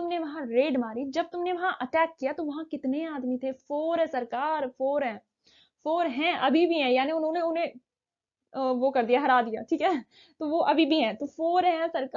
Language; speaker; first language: Hindi; native; Hindi